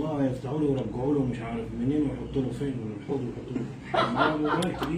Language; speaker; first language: Arabic; native; Arabic